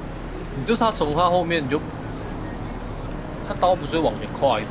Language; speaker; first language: Chinese; native; Chinese